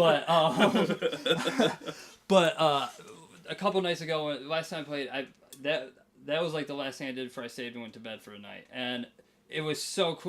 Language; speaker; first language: English; native; English